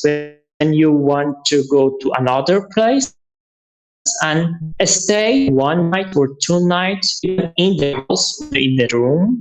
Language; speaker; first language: English; non-native, learner; Persian